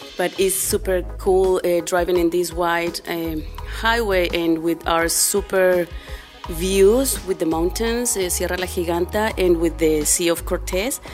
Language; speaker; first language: English; non-native, fluent; Spanish